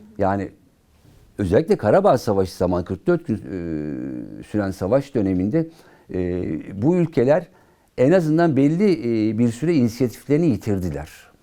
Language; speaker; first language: Turkish; native; Turkish